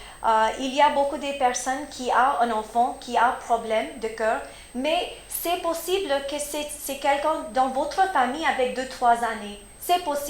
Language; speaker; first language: French; early bilingual, heritage; French